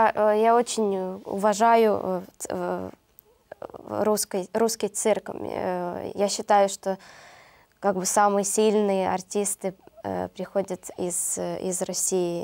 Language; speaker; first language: Russian; non-native, learner; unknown